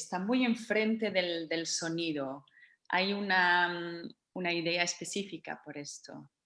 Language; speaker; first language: Spanish; non-native, fluent; Dutch